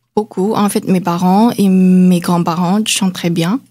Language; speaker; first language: French; non-native, fluent; Chinese